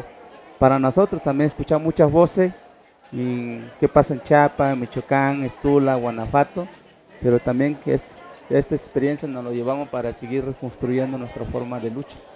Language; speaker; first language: Spanish; non-native, local second language; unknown